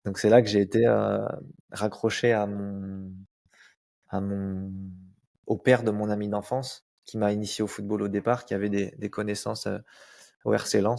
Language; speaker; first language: French; native; French